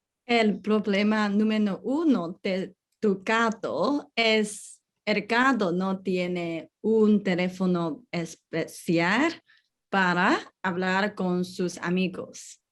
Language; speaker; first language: Spanish; non-native, learner; English